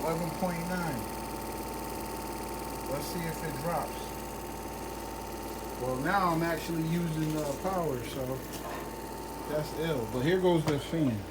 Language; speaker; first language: English; native; English